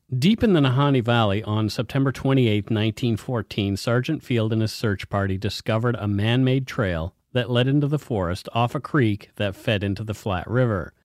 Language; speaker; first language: English; native; English